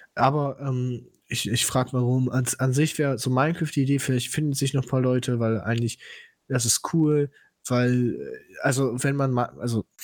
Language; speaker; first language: German; non-native, fluent; Polish